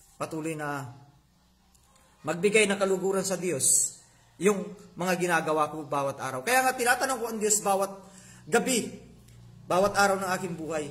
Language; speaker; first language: Filipino; native; Filipino